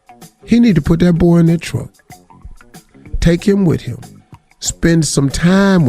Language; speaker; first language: English; native; English